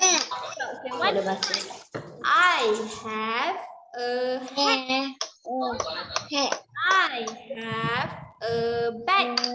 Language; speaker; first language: English; non-native, local second language; Malay